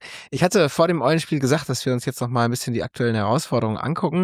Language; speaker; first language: German; native; German